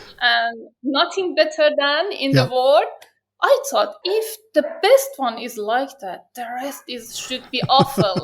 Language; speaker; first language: English; non-native, learner; Persian